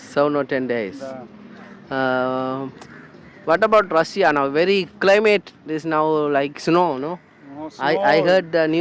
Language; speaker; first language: English; non-native, local second language; Tamil